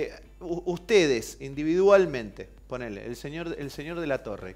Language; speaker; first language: Spanish; native; Spanish